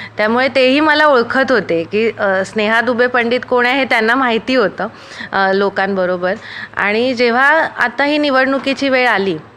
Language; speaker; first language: Marathi; native; Marathi